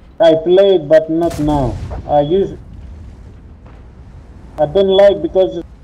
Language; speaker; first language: English; non-native, learner; Greek